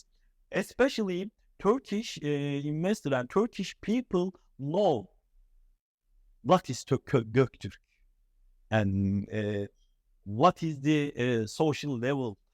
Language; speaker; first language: English; non-native, fluent; Turkish